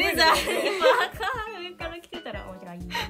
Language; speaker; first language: Japanese; native; Japanese